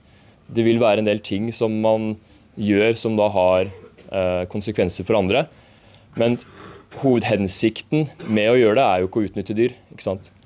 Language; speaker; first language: Norwegian; native; Norwegian